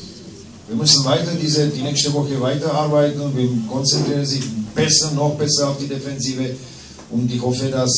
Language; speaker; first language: German; non-native, fluent; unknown